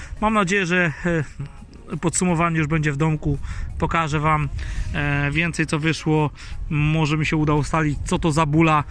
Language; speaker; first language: Polish; native; Polish